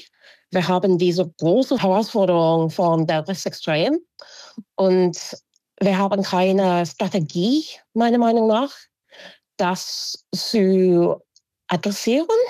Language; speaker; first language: German; non-native, fluent; English